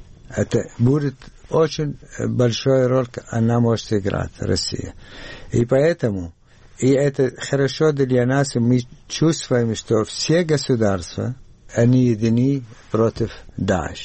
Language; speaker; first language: Russian; non-native, learner; Arabic